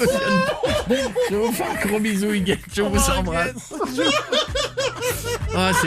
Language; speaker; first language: French; native; French